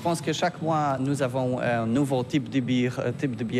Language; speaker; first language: French; non-native, learner; Polish